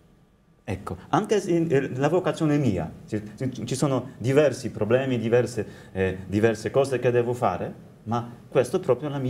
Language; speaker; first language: Italian; non-native, learner; Polish